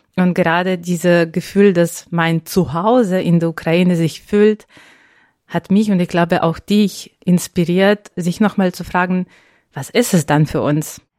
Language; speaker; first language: German; non-native, fluent; Ukrainian